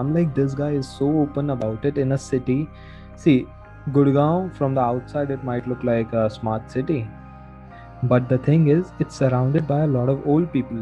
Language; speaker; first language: English; non-native, local second language; Hindi